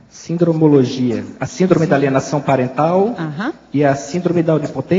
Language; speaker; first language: Portuguese; native; Portuguese